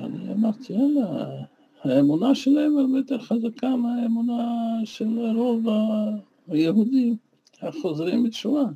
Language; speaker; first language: Hebrew; non-native, fluent; Russian